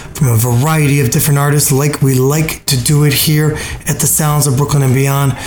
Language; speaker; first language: English; native; English